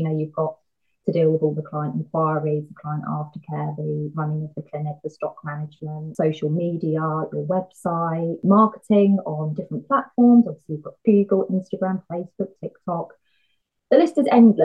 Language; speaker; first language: English; native; English